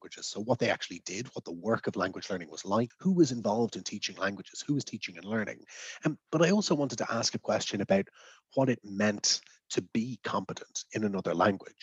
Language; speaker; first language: English; native; English